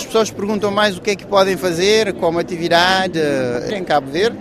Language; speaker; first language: Portuguese; non-native, local second language; Kabuverdianu